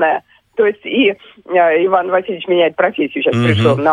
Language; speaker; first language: Russian; native; Russian